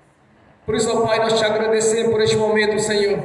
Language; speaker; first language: Portuguese; native; Portuguese